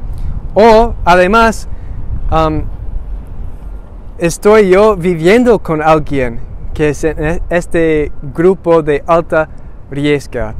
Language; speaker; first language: Spanish; non-native, learner; English